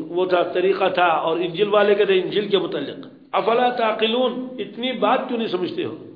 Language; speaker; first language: Urdu; native; Urdu